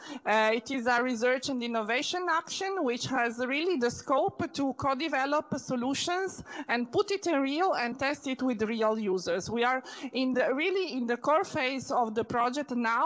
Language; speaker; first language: English; non-native, fluent; Italian